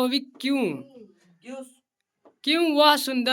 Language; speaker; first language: Hindi; native; Hindi